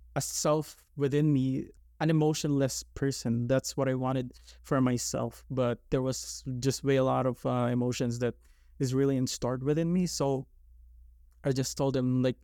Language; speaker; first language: English; non-native, local second language; Filipino